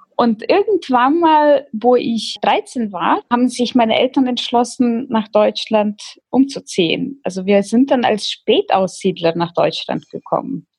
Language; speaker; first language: German; early bilingual, other home language; Russian